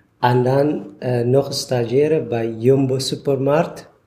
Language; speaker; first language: Dutch; non-native, learner; Tigrinya